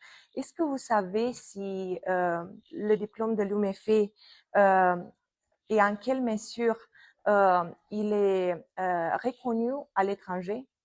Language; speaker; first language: French; non-native, fluent; Romanian